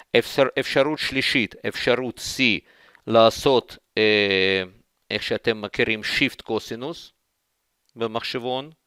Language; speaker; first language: Hebrew; non-native, fluent; Russian